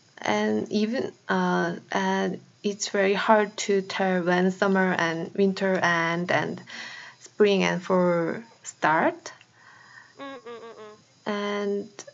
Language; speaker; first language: English; non-native, fluent; Korean